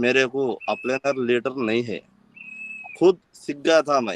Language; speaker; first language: Hindi; non-native, local second language; Telugu